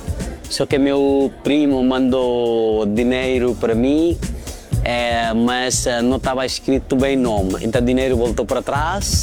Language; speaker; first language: Portuguese; non-native, fluent; Nepali